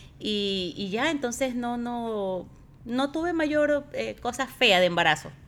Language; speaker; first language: Spanish; native; Spanish